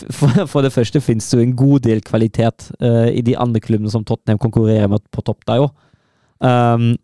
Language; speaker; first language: Norwegian; non-native, fluent; German